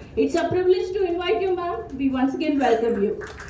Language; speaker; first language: English; non-native, local second language; Telugu